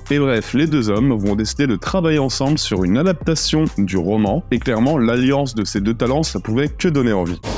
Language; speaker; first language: French; native; French